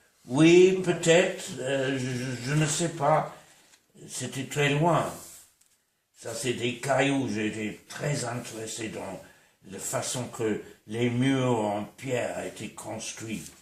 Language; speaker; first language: French; non-native, fluent; English